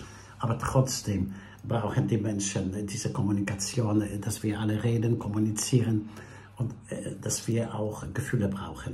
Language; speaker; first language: German; non-native, fluent; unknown